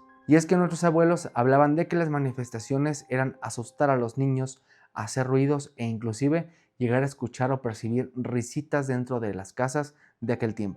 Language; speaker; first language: Spanish; native; Spanish